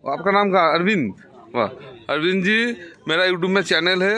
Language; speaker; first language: Hindi; non-native, local second language; Bangla